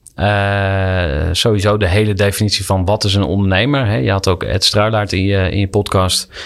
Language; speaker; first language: Dutch; native; Dutch